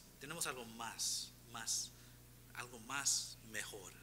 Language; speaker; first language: Spanish; non-native, fluent; English